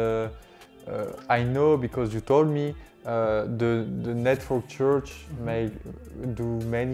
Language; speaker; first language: English; non-native, learner; French